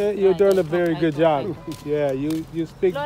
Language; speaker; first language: English; native; English